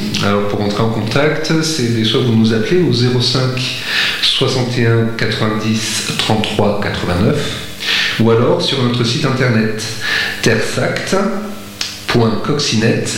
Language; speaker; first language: French; native; French